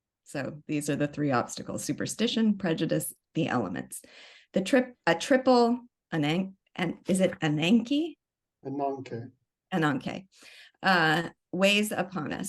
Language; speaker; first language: English; native; English